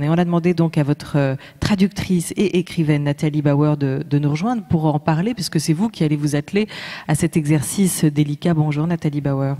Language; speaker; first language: French; native; French